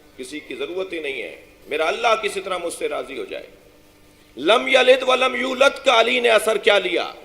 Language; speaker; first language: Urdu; non-native, local second language; Sindhi